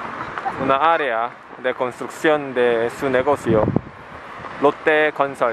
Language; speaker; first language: Spanish; non-native, fluent; Korean